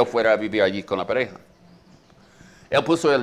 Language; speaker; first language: Spanish; native; Spanish